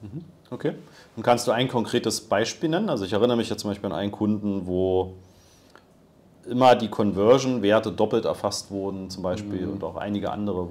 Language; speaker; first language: German; native; German